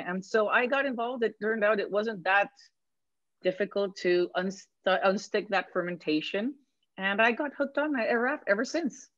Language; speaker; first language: English; non-native, fluent; Spanish